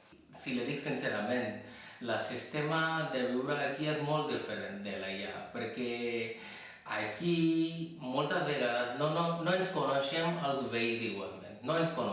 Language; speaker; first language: Catalan; non-native, fluent; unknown